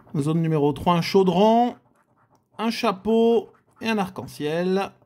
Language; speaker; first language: French; native; French